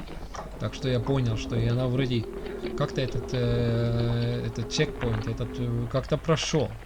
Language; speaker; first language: Russian; non-native, local second language; Estonian